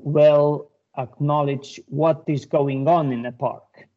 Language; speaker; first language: English; non-native, fluent; Lithuanian